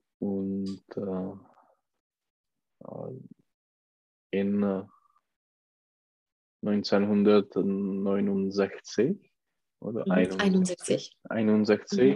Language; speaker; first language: German; non-native, learner; Czech